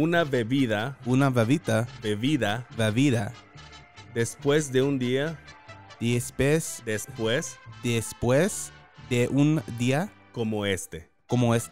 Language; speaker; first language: Spanish; non-native, learner; English